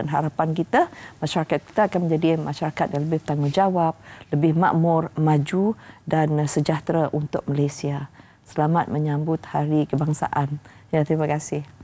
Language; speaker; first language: Malay; native; Malay